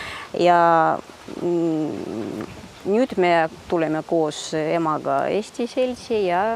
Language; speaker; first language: Estonian; early bilingual, heritage; Russian